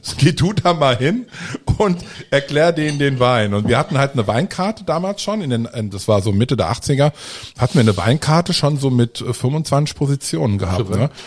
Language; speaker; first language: German; early bilingual, other home language; Italian